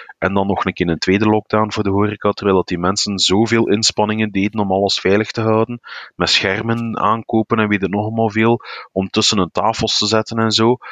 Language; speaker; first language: Dutch; native; Dutch